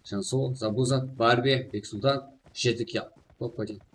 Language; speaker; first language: Russian; non-native, local second language; Kazakh